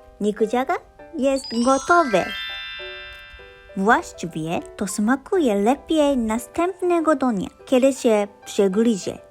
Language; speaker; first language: Polish; non-native, learner; Japanese